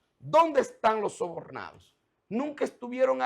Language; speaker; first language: Spanish; native; Spanish